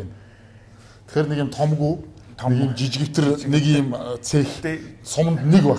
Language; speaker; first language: Mongolian; native; Mongolian